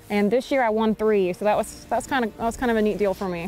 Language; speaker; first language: English; native; English